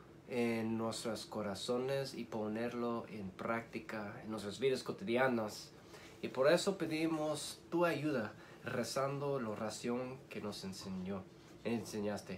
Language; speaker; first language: Spanish; early bilingual, heritage; Spanish